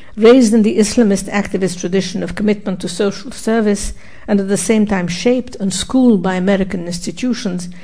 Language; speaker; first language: English; non-native, fluent; Arabic